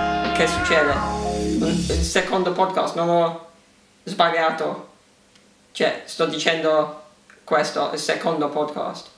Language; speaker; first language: Italian; early bilingual, heritage; English